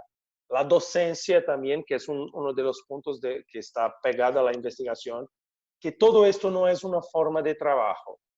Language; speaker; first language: Spanish; non-native, fluent; Portuguese